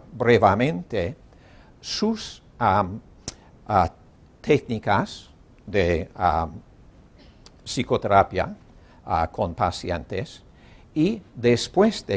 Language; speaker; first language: Spanish; non-native, learner; English